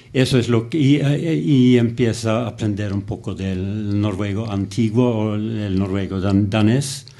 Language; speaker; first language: Spanish; non-native, fluent; Norwegian